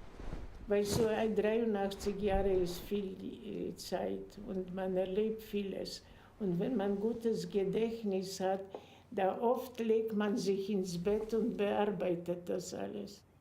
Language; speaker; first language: German; non-native, fluent; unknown